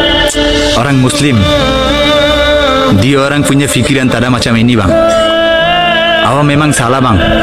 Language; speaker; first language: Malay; non-native, learner; Bangla